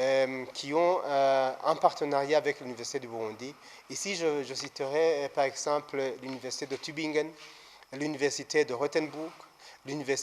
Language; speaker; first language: French; non-native, local second language; Rundi